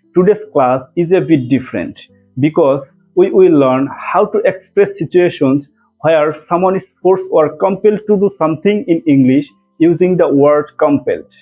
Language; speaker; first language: English; non-native, local second language; Bangla